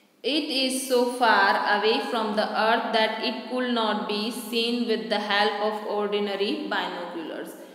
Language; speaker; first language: English; non-native, local second language; Hindi